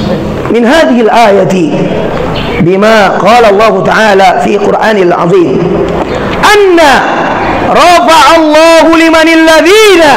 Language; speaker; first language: Arabic; non-native, fluent; Indonesian